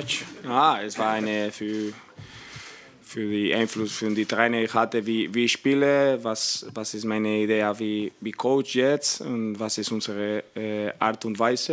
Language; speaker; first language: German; non-native, learner; Spanish